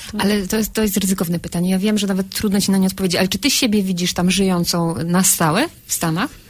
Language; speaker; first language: Polish; native; Polish